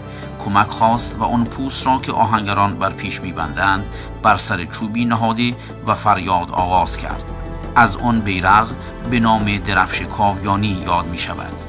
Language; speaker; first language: Persian; native; Persian